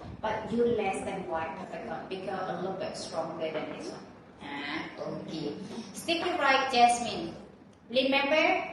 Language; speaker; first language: English; non-native, learner; Thai